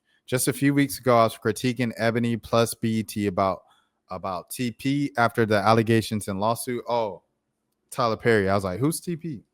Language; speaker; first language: English; native; English